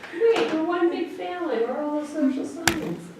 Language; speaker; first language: English; native; English